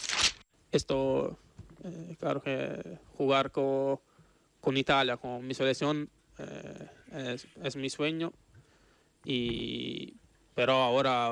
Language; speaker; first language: Spanish; non-native, fluent; Italian